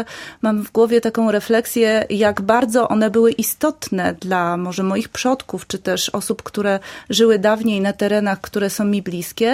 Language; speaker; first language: Polish; native; Polish